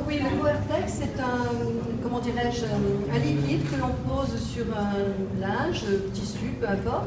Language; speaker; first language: French; native; French